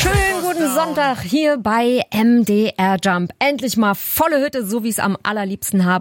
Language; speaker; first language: German; native; German